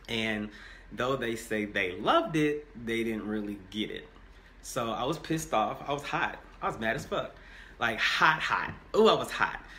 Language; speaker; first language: English; native; English